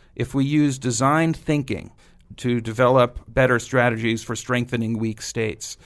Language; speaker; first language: English; native; English